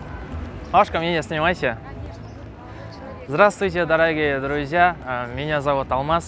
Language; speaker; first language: Russian; non-native, local second language; Kazakh